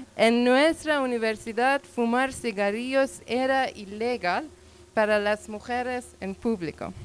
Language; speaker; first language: Spanish; non-native, learner; Persian